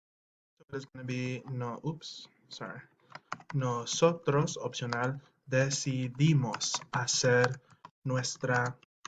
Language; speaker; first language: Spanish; non-native, fluent; English